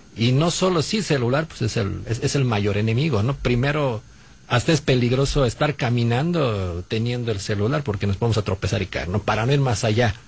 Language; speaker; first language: Spanish; non-native, fluent; Serbian